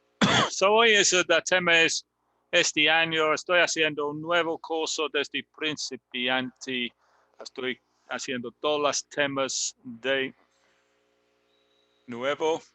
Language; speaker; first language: Spanish; non-native, fluent; English